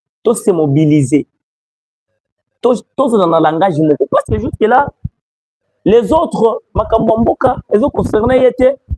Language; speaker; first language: French; non-native, local second language; Lingala